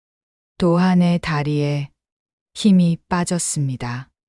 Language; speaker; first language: Korean; native; Korean